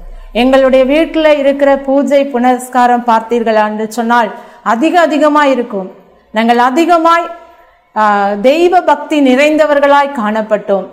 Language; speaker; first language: Tamil; native; Tamil